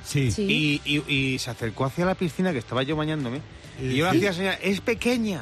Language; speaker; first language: Spanish; native; Spanish